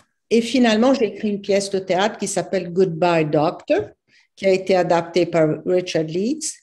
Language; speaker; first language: French; non-native, fluent; Portuguese